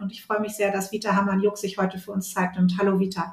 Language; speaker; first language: German; native; German